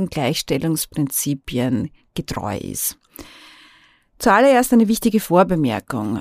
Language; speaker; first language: German; native; German